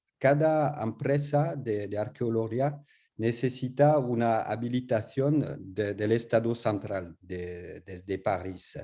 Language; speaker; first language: Spanish; non-native, learner; French